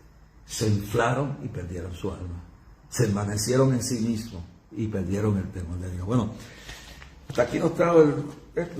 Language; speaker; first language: Spanish; native; Spanish